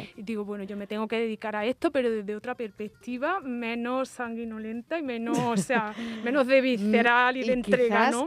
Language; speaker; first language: Spanish; native; Spanish